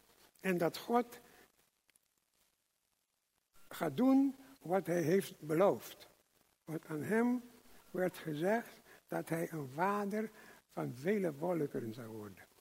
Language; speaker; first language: Dutch; non-native, local second language; English